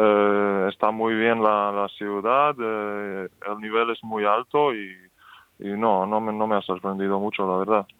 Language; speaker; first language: Spanish; non-native, fluent; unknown